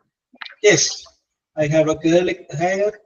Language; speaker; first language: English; non-native, local second language; Malayalam